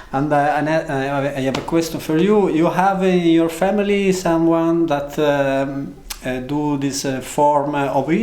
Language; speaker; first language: English; non-native, learner; Italian